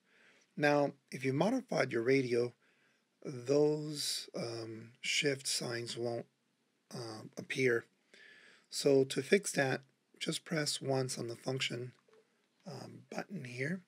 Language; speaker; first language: English; native; English